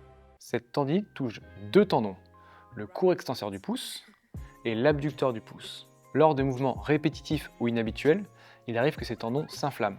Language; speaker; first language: French; native; French